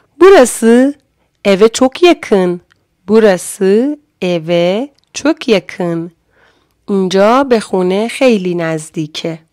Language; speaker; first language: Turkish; non-native, fluent; Persian